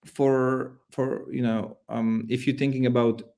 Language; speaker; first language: English; non-native, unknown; Polish